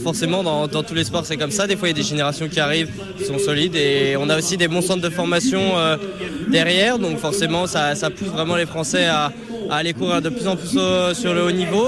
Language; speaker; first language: French; native; French